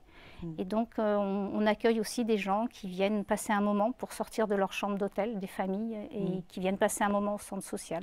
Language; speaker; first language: French; native; French